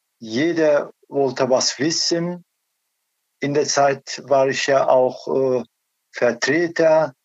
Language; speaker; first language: German; non-native, learner; Turkish